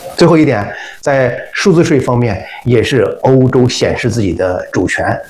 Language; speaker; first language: Chinese; native; Chinese